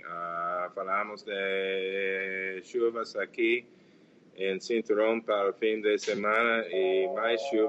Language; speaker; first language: Portuguese; non-native, fluent; English